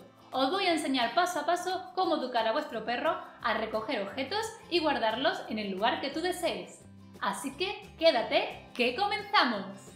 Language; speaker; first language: Spanish; native; Spanish